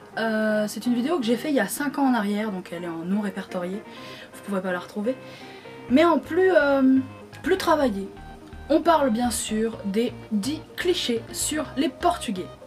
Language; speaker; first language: French; early bilingual, other home language; Portuguese